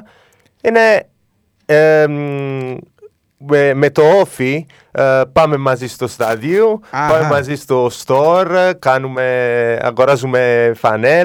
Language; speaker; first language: Greek; non-native, learner; Italian